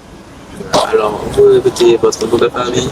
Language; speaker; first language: French; native; French